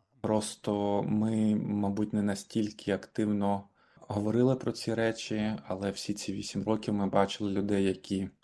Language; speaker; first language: Ukrainian; native; Ukrainian